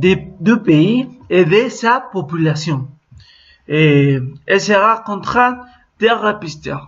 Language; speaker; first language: French; non-native, learner; Spanish